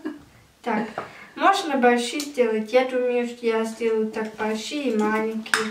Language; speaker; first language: Russian; early bilingual, heritage; German